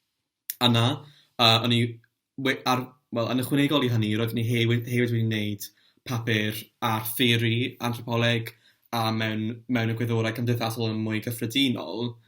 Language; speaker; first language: Welsh; non-native, local second language; English